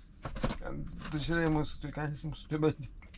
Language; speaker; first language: Turkish; native; Turkish